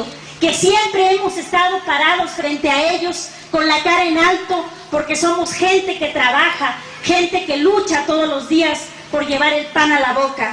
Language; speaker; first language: Spanish; native; Spanish